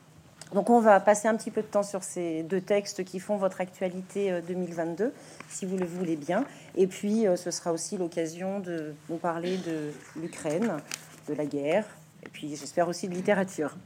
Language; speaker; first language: French; native; French